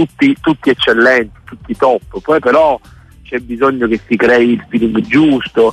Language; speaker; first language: Italian; native; Italian